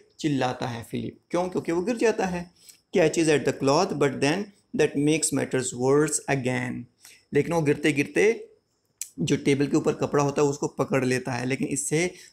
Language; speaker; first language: Hindi; native; Hindi